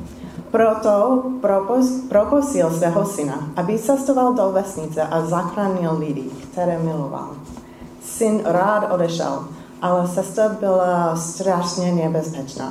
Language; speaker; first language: Czech; non-native, fluent; English